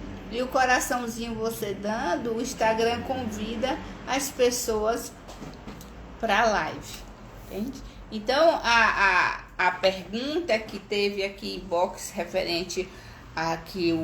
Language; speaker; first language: Portuguese; native; Portuguese